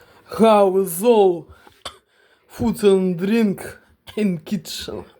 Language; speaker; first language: English; non-native, learner; Russian